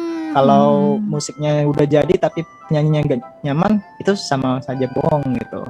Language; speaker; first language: Indonesian; native; Indonesian